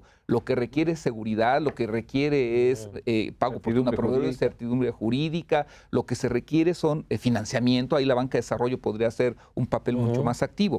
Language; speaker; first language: Spanish; native; Spanish